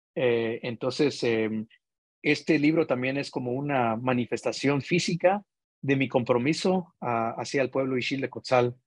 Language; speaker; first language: Spanish; early bilingual, heritage; Spanish